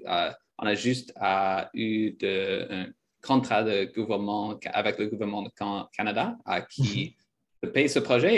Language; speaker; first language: French; non-native, fluent; English